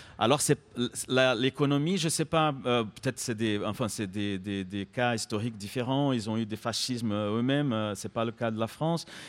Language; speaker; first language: French; non-native, fluent; Portuguese